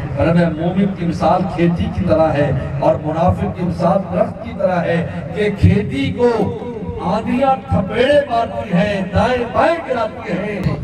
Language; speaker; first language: Urdu; non-native, local second language; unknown